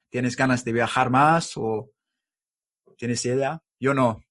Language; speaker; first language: Spanish; non-native, learner; English